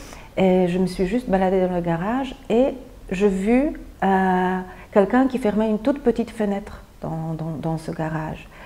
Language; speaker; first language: French; non-native, fluent; Polish